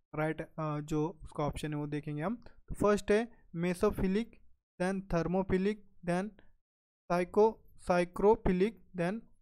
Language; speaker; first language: Hindi; non-native, local second language; Marathi